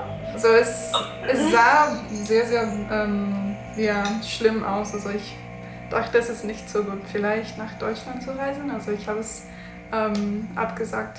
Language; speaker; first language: German; non-native, learner; English